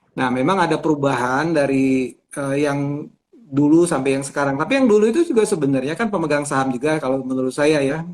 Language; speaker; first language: Indonesian; native; Indonesian